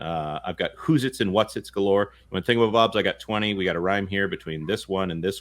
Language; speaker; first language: English; native; English